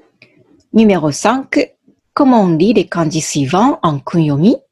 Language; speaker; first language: French; non-native, fluent; Japanese